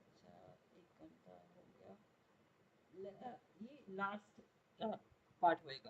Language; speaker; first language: Hindi; non-native, local second language; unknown